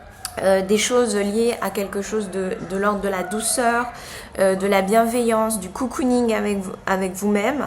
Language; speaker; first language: French; native; French